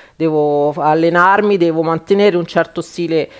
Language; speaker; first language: Italian; native; Italian